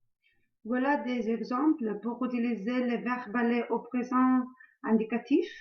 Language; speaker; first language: French; non-native, learner; Italian